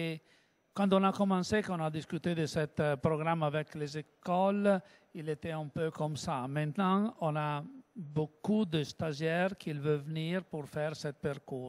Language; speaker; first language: French; non-native, learner; Italian